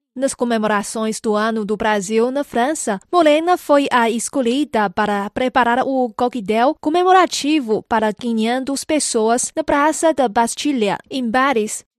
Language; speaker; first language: Portuguese; non-native, fluent; Chinese